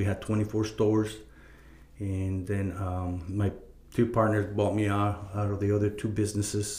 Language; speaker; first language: English; non-native, fluent; Spanish